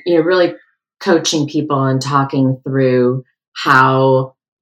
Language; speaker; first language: English; native; English